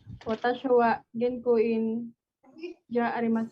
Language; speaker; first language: Japanese; non-native, learner; Filipino